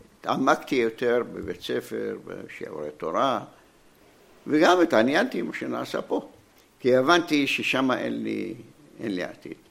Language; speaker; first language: Hebrew; non-native, fluent; Arabic